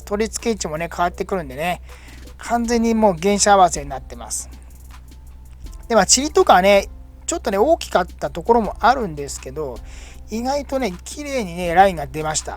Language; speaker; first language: Japanese; native; Japanese